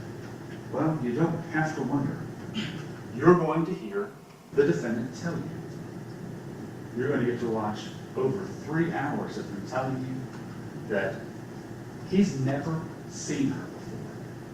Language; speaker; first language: English; native; English